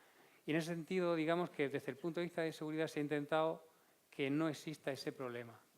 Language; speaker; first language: Spanish; native; Spanish